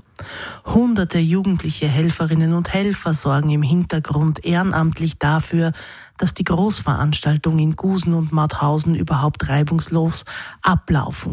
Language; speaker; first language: German; native; German